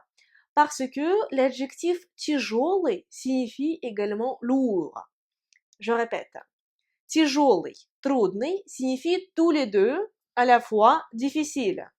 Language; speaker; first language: French; non-native, fluent; Russian